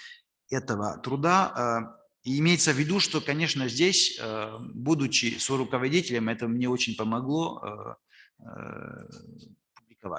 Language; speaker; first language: Russian; non-native, fluent; French